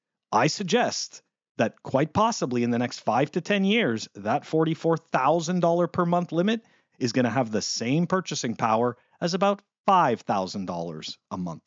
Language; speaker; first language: English; native; English